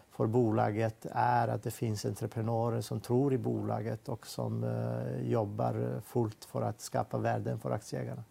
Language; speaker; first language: Swedish; non-native, fluent; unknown